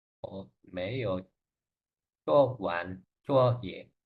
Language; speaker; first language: Chinese; non-native, learner; Indonesian